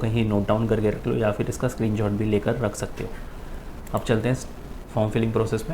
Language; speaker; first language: Hindi; native; Hindi